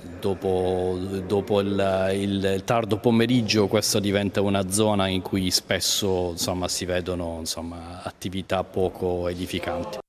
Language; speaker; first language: Italian; native; Italian